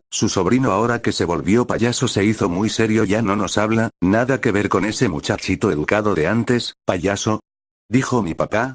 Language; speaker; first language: Spanish; native; Spanish